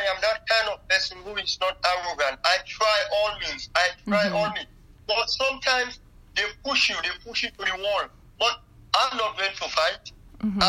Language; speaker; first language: English; non-native, local second language; Krio